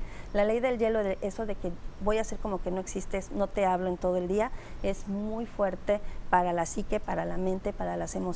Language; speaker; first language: Spanish; native; Spanish